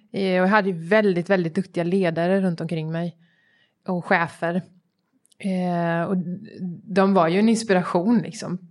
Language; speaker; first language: Swedish; native; Swedish